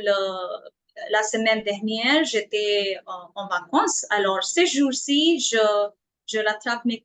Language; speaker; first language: French; non-native, fluent; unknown